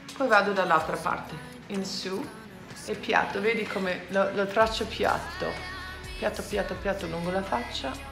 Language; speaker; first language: Italian; non-native, fluent; English